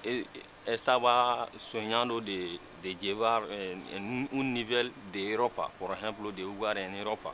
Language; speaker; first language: Spanish; non-native, learner; Bambara